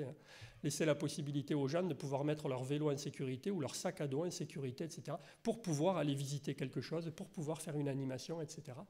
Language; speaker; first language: French; native; French